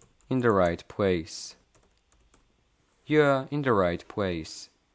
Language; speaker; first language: English; non-native, fluent; Polish